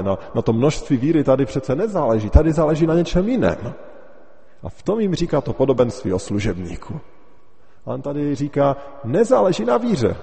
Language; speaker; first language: Czech; native; Czech